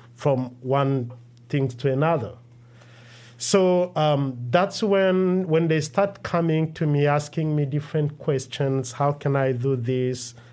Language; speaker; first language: English; non-native, local second language; Kinyarwanda